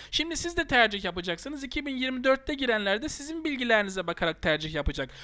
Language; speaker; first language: Turkish; native; Turkish